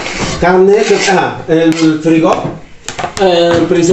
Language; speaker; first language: Italian; non-native, learner; Filipino